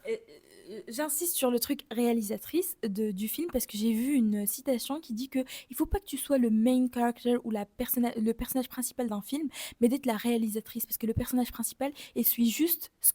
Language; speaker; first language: French; native; French